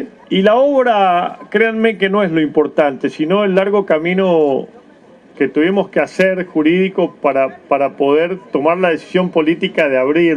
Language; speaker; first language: Spanish; native; Spanish